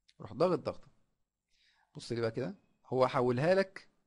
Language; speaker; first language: Arabic; native; Arabic